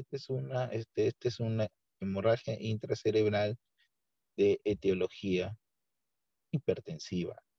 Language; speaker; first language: Spanish; native; Spanish